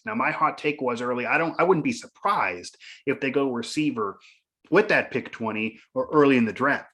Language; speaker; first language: English; native; English